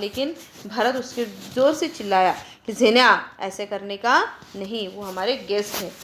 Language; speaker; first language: Hindi; non-native, local second language; Marathi